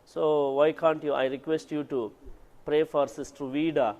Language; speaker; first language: English; non-native, local second language; Kannada